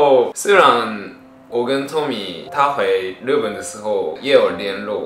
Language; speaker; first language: Chinese; non-native, fluent; Japanese